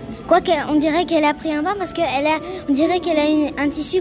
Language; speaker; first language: French; native; French